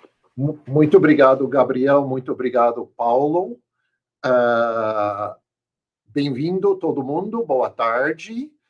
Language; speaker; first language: Portuguese; non-native, fluent; English